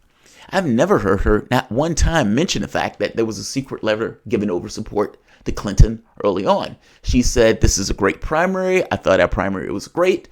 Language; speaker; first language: English; native; English